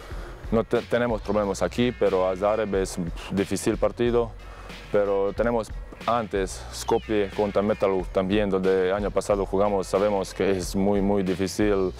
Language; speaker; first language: Spanish; non-native, learner; Croatian